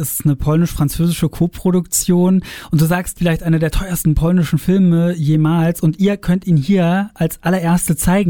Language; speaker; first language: German; native; German